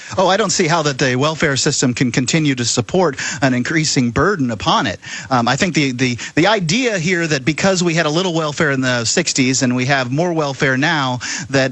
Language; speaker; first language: English; native; English